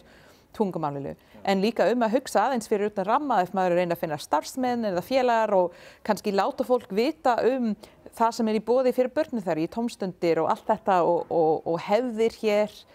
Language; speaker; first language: Icelandic; non-native, fluent; English